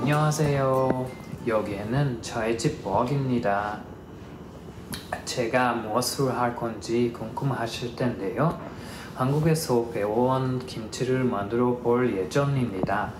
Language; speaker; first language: Korean; non-native, learner; Portuguese